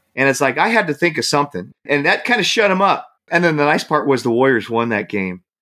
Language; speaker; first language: English; native; English